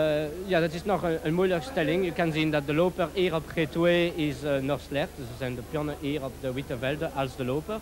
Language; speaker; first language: Dutch; non-native, local second language; French